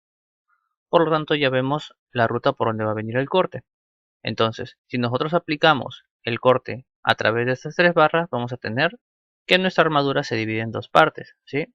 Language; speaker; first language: Spanish; native; Spanish